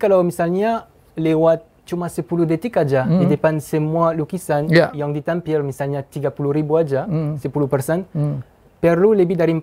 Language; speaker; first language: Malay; non-native, fluent; French